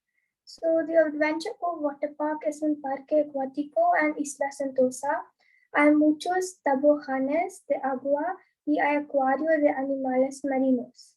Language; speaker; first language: Spanish; non-native, learner; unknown